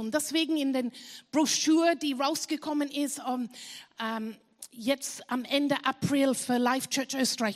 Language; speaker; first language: German; non-native, fluent; English